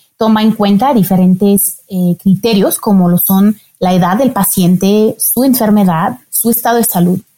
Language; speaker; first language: Spanish; non-native, fluent; French